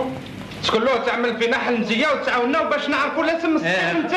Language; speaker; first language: Arabic; native; Arabic